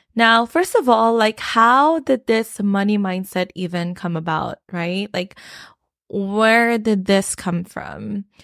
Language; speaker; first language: English; non-native, local second language; Filipino